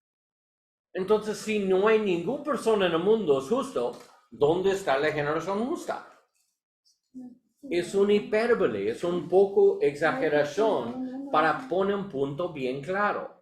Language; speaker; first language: Spanish; non-native, learner; English